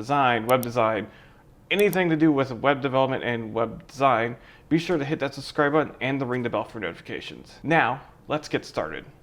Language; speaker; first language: English; native; English